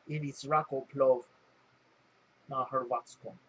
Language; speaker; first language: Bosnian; non-native, learner; English